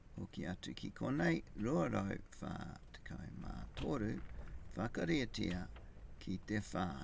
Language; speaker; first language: Māori; non-native, local second language; English